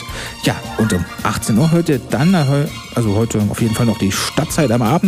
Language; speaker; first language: German; native; German